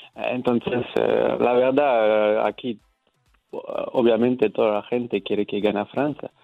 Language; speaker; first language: Spanish; non-native, fluent; French